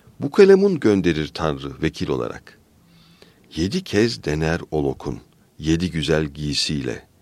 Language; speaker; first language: Turkish; native; Turkish